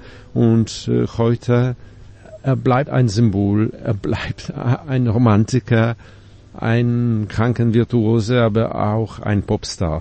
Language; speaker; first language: German; non-native, fluent; Polish